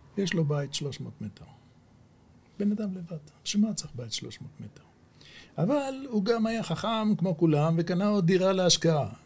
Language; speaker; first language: Hebrew; native; Hebrew